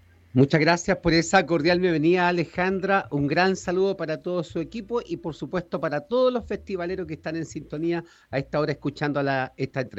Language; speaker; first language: Spanish; native; Spanish